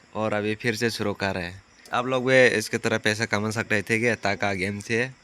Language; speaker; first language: Hindi; non-native, local second language; Kok Borok